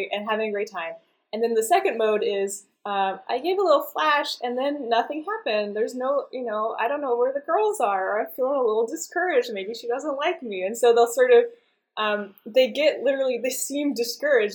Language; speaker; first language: English; native; English